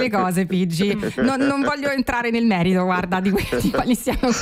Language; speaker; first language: Italian; native; Italian